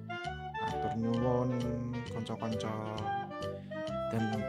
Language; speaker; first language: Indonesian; non-native, local second language; Javanese